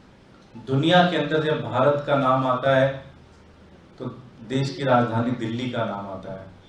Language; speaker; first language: Hindi; native; Hindi